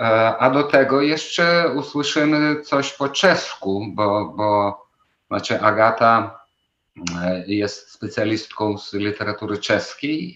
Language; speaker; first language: Polish; non-native, fluent; Ukrainian